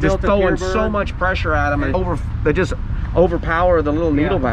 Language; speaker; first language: English; native; English